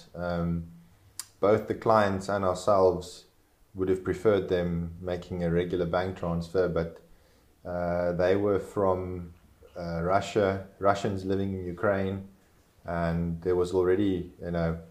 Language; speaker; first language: English; non-native, local second language; Afrikaans